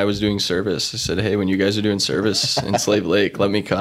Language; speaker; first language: English; native; English